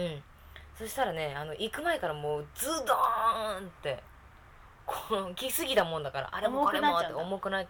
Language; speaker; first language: Japanese; native; Japanese